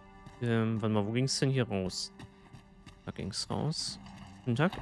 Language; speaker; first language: German; native; German